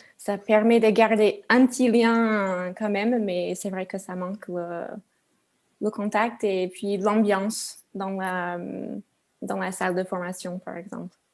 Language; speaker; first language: French; non-native, fluent; English